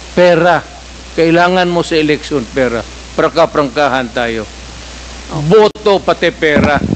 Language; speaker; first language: Filipino; non-native, local second language; Cebuano